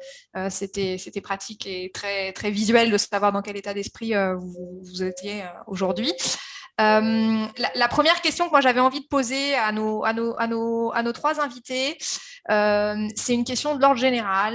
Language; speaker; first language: French; native; French